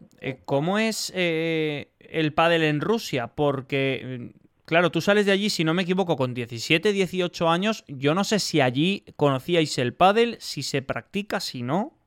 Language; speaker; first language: Spanish; native; Spanish